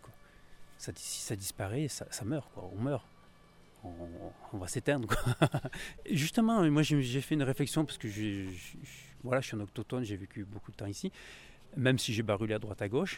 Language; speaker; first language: French; native; French